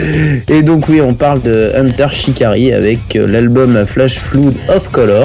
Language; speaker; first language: French; native; French